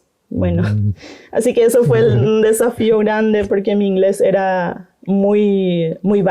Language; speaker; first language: Spanish; non-native, local second language; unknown